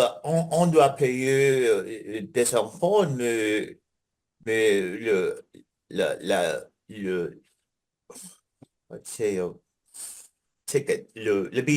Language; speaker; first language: French; non-native, learner; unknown